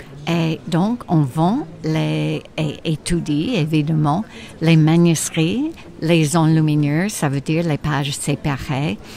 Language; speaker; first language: French; non-native, fluent; English